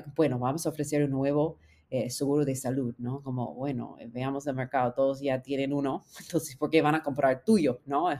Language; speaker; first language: Spanish; non-native, fluent; English